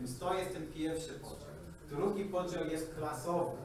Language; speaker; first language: Polish; non-native, learner; English